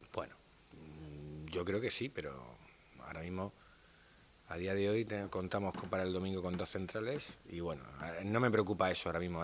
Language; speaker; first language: Spanish; native; Spanish